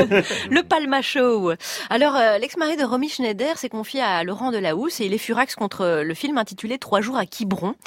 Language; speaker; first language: French; native; French